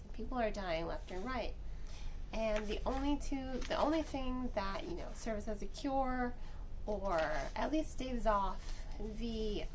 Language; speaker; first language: English; native; English